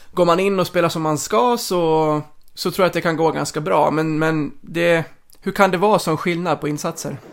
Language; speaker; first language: Swedish; native; Swedish